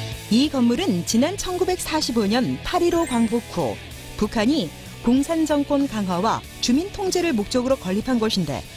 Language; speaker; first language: Korean; native; Korean